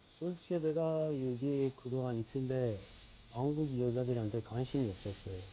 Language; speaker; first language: Korean; non-native, learner; Persian